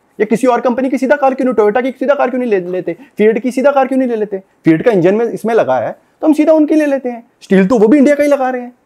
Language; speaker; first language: Hindi; non-native, local second language; Punjabi